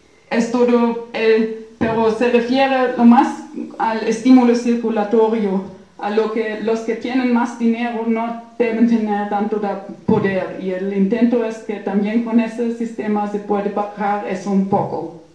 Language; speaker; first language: Spanish; non-native, fluent; German